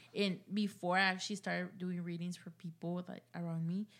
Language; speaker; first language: English; early bilingual, other home language; Spanish